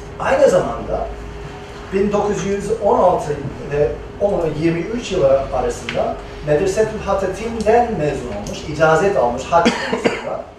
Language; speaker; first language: Turkish; non-native, fluent; English